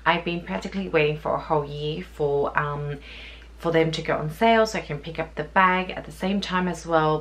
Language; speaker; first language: English; native; English